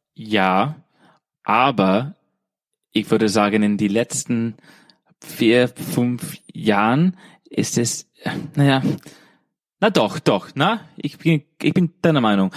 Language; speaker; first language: German; non-native, fluent; English